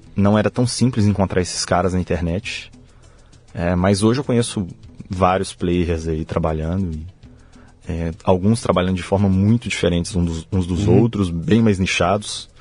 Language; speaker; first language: Portuguese; native; Portuguese